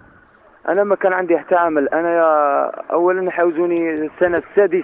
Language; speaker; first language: Arabic; native; Arabic